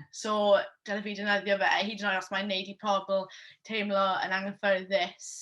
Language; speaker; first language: Welsh; non-native, local second language; English